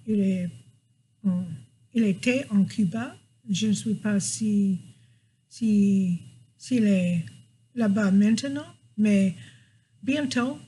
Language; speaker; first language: French; non-native, fluent; English